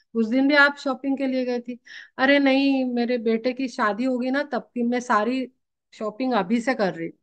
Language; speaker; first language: Hindi; non-native, local second language; Marathi